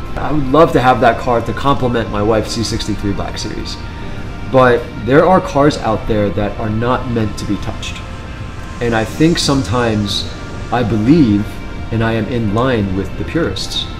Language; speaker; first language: English; early bilingual, other home language; Chinese